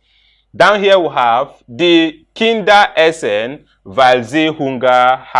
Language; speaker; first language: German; non-native, fluent; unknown